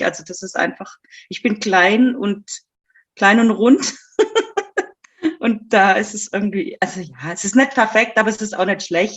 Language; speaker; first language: German; native; German